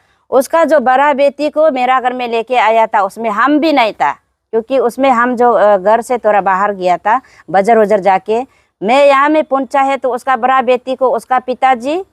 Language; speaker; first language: Hindi; non-native, local second language; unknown